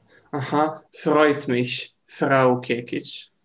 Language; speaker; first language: German; non-native, fluent; Serbian